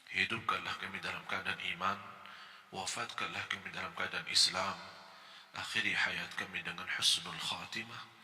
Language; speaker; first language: Malay; non-native, fluent; Arabic